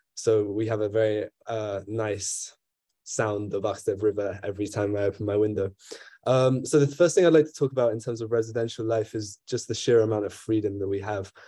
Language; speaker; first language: English; native; English